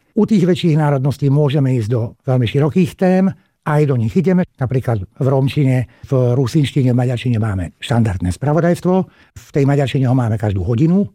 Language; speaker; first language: Slovak; non-native, local second language; Hungarian